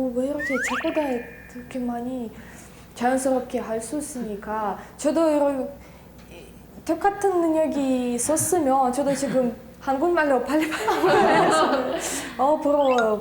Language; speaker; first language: Korean; non-native, fluent; Russian